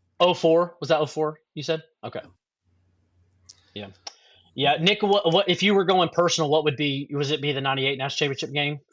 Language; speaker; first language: English; native; English